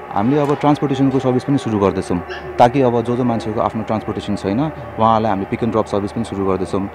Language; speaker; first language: Nepali; native; Nepali